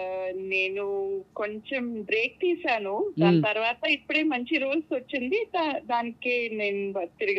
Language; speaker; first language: Telugu; non-native, fluent; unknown